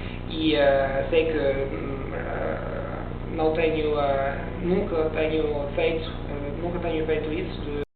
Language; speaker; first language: Portuguese; non-native, learner; Italian